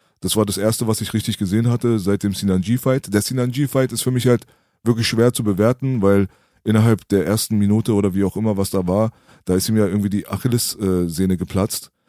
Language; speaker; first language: German; early bilingual, other home language; Persian